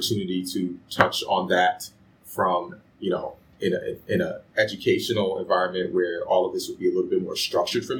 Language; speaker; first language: English; early bilingual, other home language; Akan